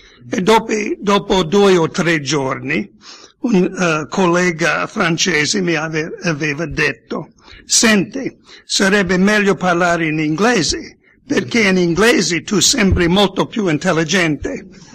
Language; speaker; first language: Italian; non-native, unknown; English